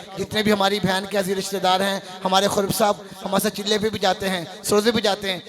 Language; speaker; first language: Urdu; non-native, local second language; Punjabi